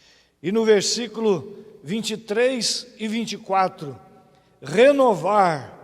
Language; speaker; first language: Portuguese; native; Portuguese